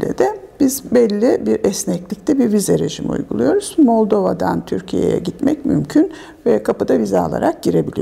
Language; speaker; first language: Turkish; native; Turkish